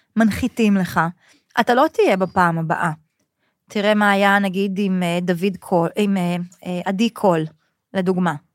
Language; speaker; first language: Hebrew; native; Hebrew